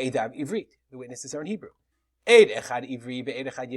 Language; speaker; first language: English; native; English